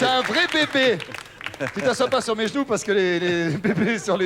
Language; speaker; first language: French; native; French